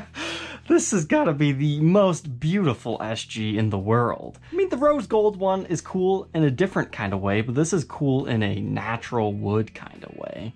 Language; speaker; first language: English; native; English